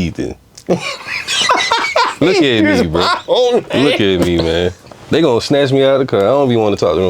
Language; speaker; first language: English; native; English